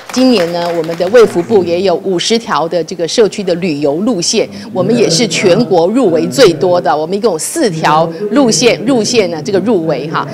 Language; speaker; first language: Chinese; native; Chinese